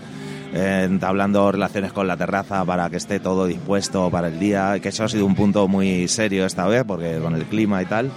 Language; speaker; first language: Spanish; native; Spanish